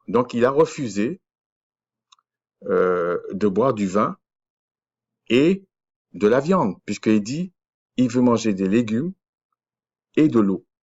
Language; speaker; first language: French; native; French